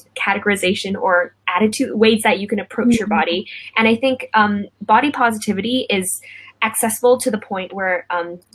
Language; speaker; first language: English; non-native, local second language; Cantonese